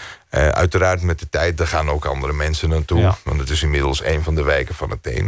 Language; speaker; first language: Dutch; non-native, fluent; Greek